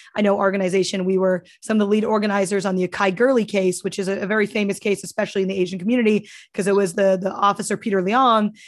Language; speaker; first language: English; native; English